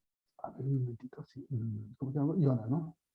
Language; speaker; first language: Spanish; native; Spanish